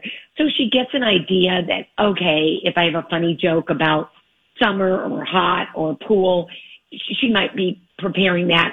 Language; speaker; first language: English; native; English